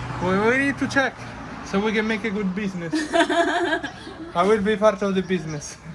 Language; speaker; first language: English; non-native, fluent; Italian